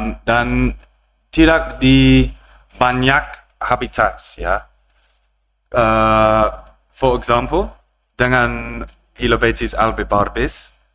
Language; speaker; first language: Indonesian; non-native, learner; English